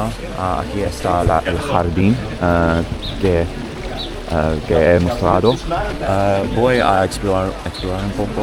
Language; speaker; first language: Spanish; non-native, learner; English